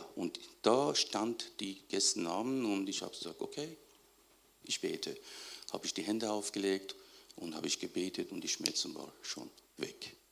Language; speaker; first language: German; non-native, fluent; Persian